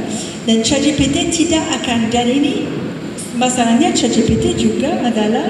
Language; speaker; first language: Indonesian; non-native, fluent; English